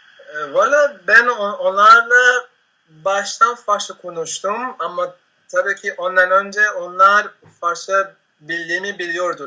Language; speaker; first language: Turkish; non-native, learner; Spanish